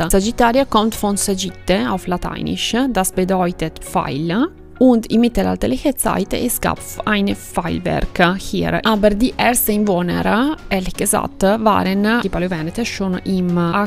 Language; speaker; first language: German; non-native, fluent; Italian